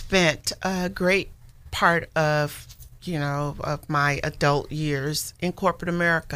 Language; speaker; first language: English; native; English